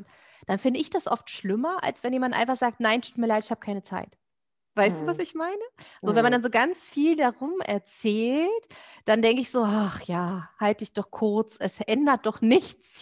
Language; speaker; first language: German; native; German